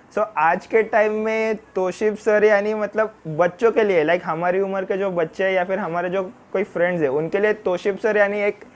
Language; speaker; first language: Hindi; non-native, local second language; Marathi